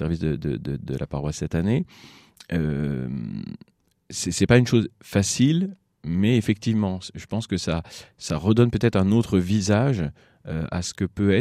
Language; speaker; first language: French; native; French